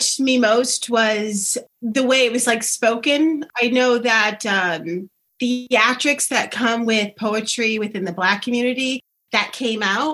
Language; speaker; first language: English; native; English